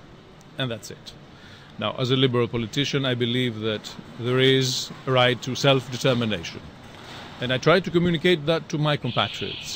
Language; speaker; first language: English; non-native, fluent; Greek